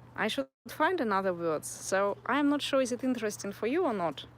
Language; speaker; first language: English; non-native, fluent; Russian